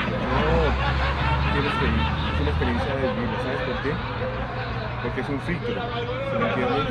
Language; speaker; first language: Spanish; native; Spanish